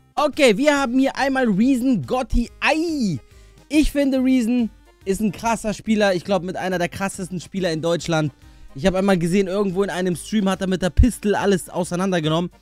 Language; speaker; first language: German; early bilingual, other home language; Albanian